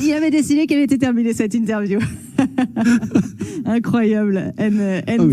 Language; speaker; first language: French; native; French